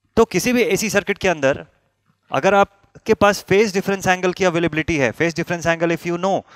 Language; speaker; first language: Hindi; native; Hindi